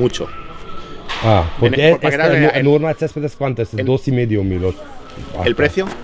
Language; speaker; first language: Spanish; non-native, learner; Hungarian